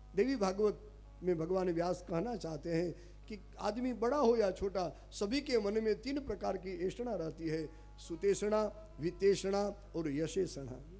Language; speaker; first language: Hindi; non-native, local second language; Gujarati